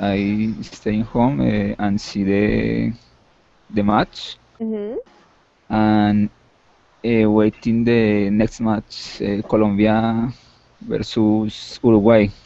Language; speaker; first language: English; non-native, learner; Spanish